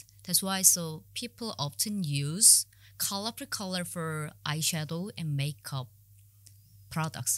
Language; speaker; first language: English; non-native, learner; Korean